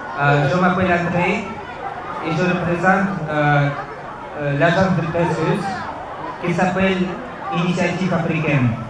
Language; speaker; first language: French; non-native, fluent; Russian